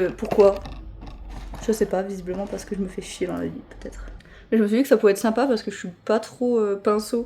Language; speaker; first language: French; native; French